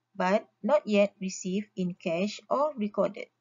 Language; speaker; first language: English; non-native, local second language; Malay